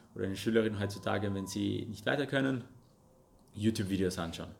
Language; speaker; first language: German; non-native, fluent; Russian